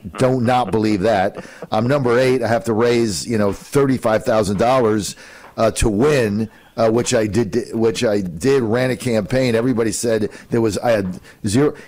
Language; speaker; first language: English; native; English